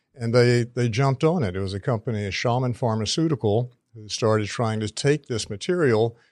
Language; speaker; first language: English; native; English